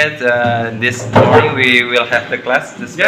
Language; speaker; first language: English; non-native, learner; Indonesian